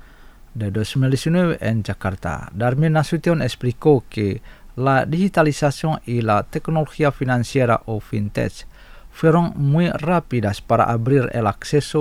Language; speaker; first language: Spanish; non-native, fluent; Indonesian